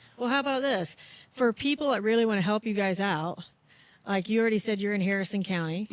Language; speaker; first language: English; native; English